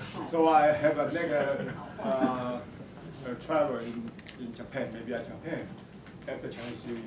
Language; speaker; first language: English; non-native, learner; Chinese